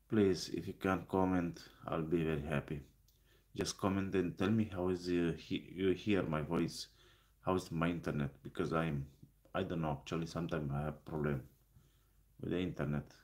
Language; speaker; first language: English; non-native, learner; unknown